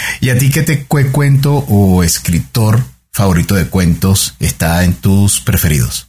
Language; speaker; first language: Spanish; native; Spanish